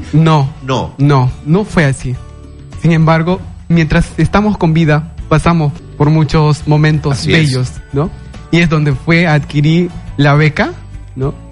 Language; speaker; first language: Spanish; non-native, local second language; Shipibo-Conibo